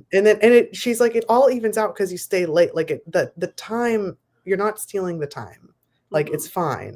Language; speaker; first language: English; native; English